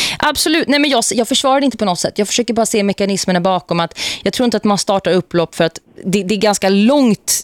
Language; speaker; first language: Swedish; native; Swedish